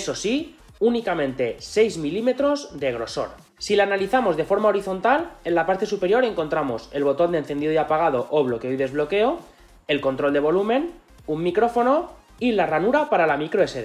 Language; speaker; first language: Spanish; native; Spanish